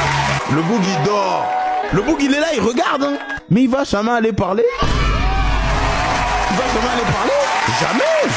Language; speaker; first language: French; native; French